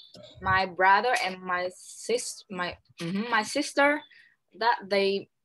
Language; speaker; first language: English; non-native, learner; Vietnamese